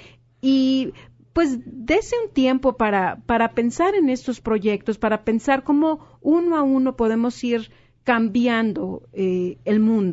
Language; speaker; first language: Spanish; native; Spanish